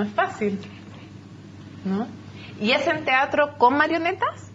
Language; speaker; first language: Spanish; native; Spanish